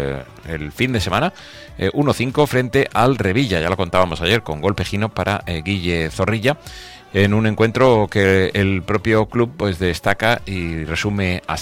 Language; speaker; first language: Spanish; native; Spanish